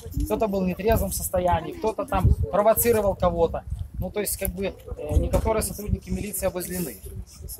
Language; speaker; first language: Russian; native; Russian